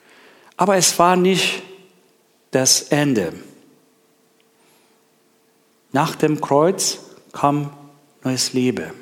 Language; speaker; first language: German; non-native, learner; Persian